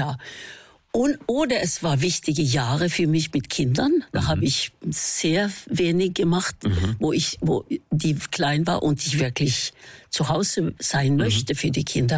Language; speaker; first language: German; non-native, fluent; Norwegian